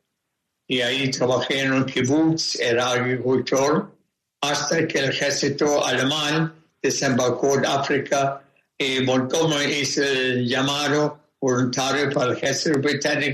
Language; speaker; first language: Spanish; non-native, fluent; German